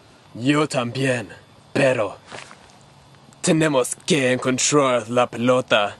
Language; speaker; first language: Spanish; non-native, learner; English